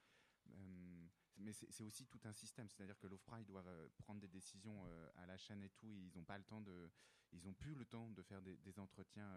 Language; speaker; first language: French; native; French